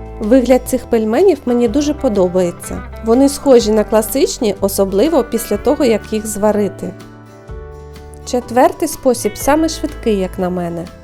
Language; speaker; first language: Ukrainian; native; Ukrainian